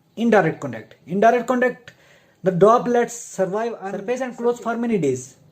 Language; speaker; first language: English; non-native, local second language; Hindi